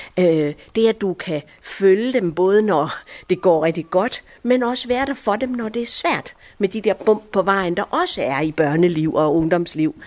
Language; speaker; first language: Danish; early bilingual, other home language; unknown